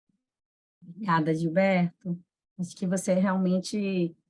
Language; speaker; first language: Portuguese; native; Portuguese